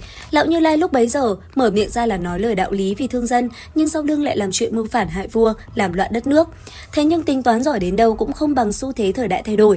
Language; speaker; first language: Vietnamese; native; Vietnamese